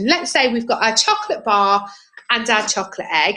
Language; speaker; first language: English; native; English